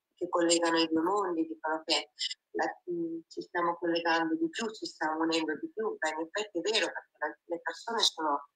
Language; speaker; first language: Italian; native; Italian